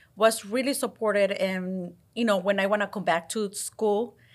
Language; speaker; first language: English; non-native, fluent; Spanish